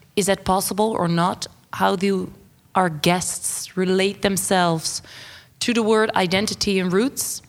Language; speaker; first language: English; non-native, fluent; Dutch